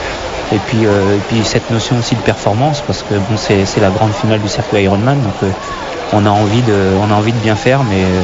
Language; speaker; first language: French; native; French